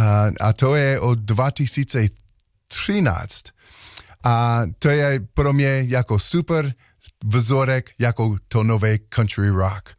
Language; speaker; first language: Czech; non-native, learner; English